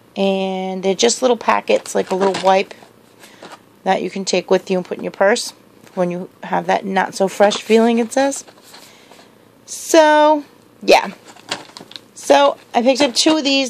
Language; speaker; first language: English; native; English